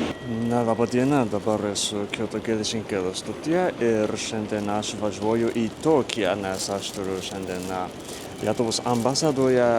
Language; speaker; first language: Lithuanian; non-native, fluent; Japanese